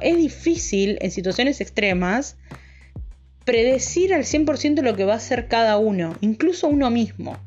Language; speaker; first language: Spanish; native; Spanish